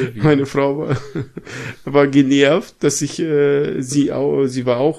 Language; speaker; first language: German; early bilingual, other home language; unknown